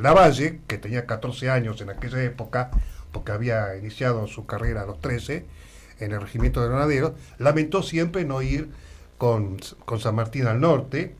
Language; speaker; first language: Spanish; native; Spanish